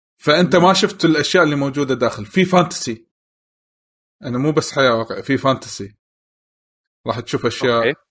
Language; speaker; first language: Arabic; native; Arabic